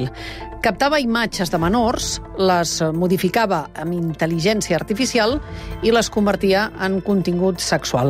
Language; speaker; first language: Catalan; native; Catalan